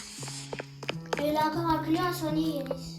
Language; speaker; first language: French; native; French